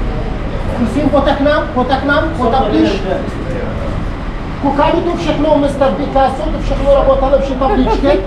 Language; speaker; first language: Czech; non-native, learner; Arabic